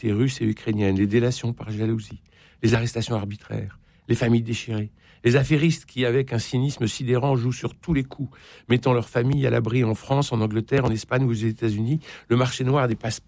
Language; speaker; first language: French; native; French